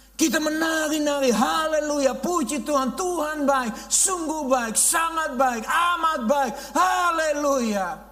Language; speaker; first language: Indonesian; non-native, fluent; Dutch